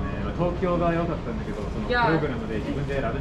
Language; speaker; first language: Japanese; non-native, fluent; English